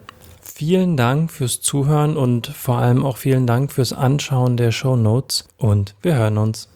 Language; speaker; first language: German; native; German